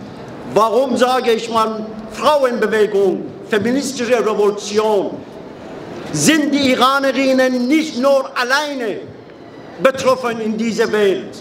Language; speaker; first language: German; non-native, fluent; Persian